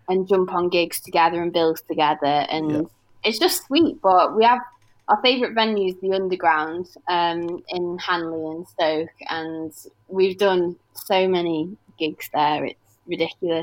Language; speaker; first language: English; native; English